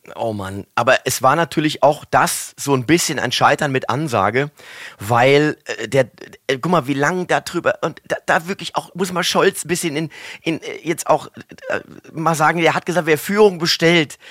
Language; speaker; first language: German; native; German